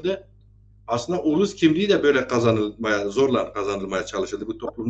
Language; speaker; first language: Turkish; native; Turkish